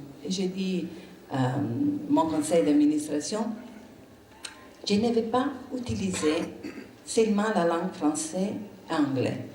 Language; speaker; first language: French; non-native, learner; Italian